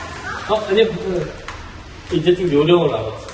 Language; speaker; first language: Korean; native; Korean